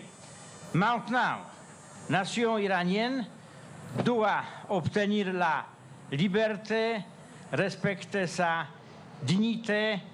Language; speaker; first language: French; non-native, fluent; Polish